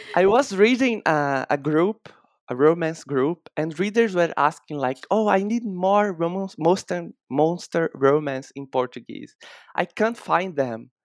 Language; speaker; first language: English; non-native, fluent; Portuguese